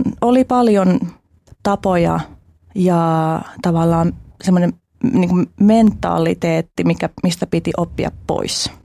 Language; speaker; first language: Finnish; early bilingual, other home language; Albanian